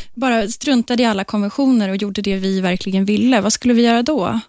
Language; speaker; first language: Swedish; non-native, fluent; Polish